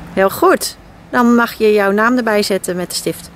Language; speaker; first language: Dutch; native; Dutch